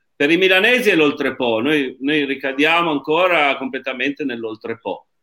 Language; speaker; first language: Italian; native; Italian